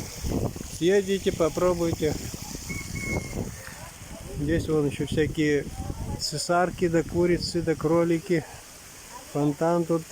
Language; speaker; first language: Russian; native; Russian